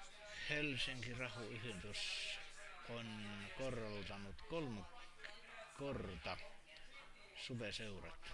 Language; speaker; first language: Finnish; non-native, learner; Estonian